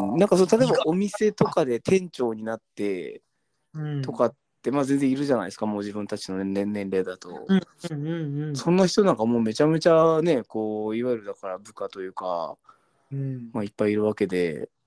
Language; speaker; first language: Japanese; native; Japanese